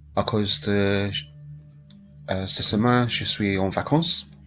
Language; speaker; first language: French; non-native, learner; English